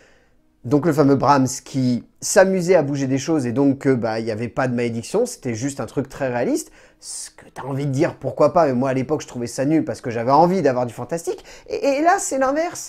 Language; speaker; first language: French; native; French